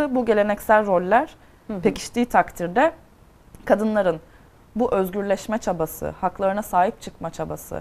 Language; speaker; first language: Turkish; native; Turkish